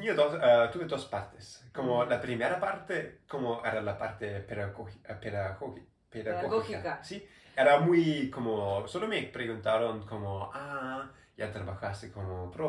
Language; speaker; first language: Spanish; non-native, learner; German